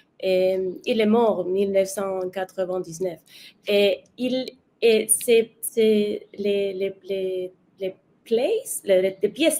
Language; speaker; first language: French; non-native, learner; Spanish